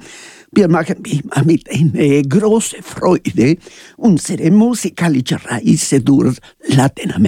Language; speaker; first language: German; non-native, learner; Spanish